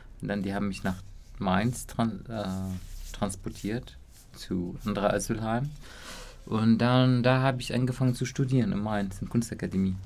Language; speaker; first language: German; non-native, learner; Kurdish